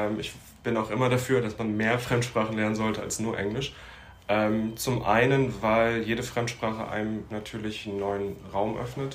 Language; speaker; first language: German; native; German